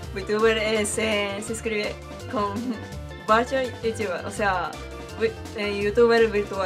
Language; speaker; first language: Spanish; non-native, fluent; Japanese